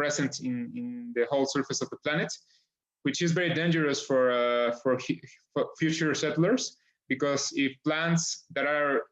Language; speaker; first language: English; non-native, fluent; Spanish